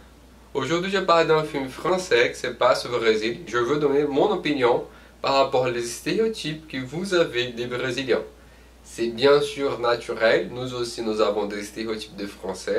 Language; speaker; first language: French; non-native, fluent; Portuguese